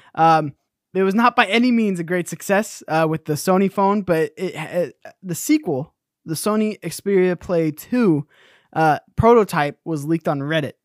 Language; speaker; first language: English; native; English